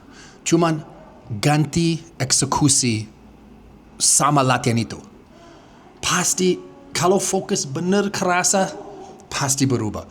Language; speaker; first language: Indonesian; non-native, fluent; English